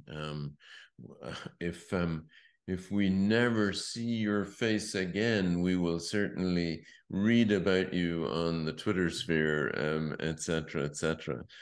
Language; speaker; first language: English; native; English